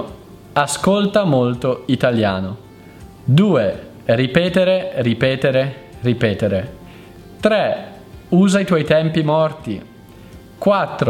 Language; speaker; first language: Italian; native; Italian